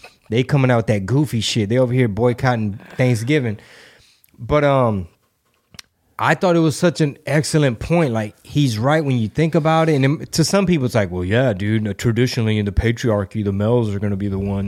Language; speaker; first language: English; early bilingual, other home language; Spanish